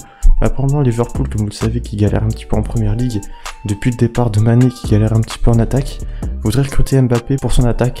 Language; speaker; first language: French; native; French